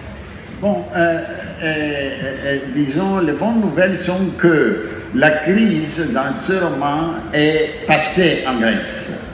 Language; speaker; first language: French; non-native, fluent; Greek